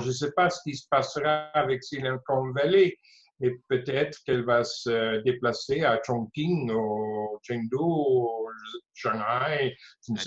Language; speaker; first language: French; non-native, fluent; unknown